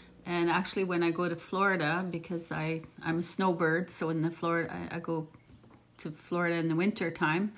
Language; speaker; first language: English; early bilingual, other home language; Italian